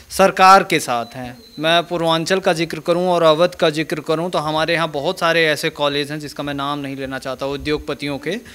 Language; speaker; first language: Hindi; native; Hindi